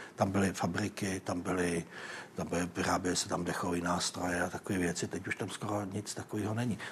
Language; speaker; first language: Czech; native; Czech